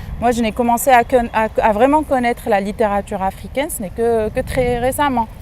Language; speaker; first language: French; non-native, local second language; Arabic